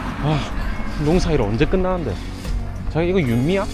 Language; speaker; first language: Korean; native; Korean